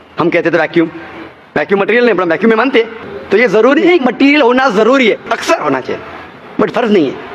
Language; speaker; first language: Hindi; non-native, local second language; Konkani